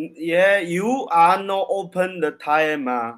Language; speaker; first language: English; non-native, learner; Chinese